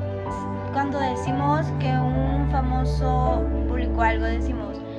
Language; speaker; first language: Spanish; native; Spanish